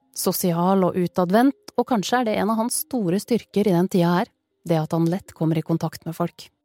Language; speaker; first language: Norwegian; native; Norwegian